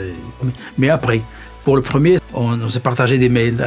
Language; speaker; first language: French; non-native, local second language; Arabic